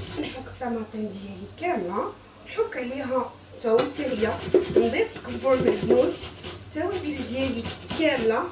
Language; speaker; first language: Arabic; native; Arabic